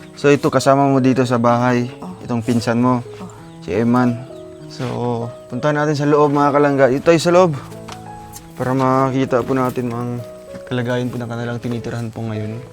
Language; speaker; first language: Filipino; non-native, local second language; Cebuano